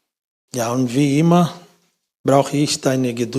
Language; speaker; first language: German; non-native, fluent; Portuguese